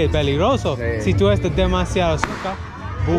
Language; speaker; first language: Spanish; non-native, learner; English